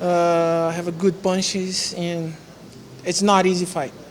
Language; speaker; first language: English; non-native, learner; Portuguese